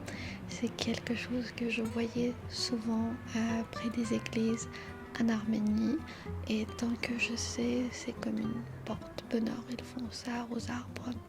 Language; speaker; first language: French; non-native, fluent; Armenian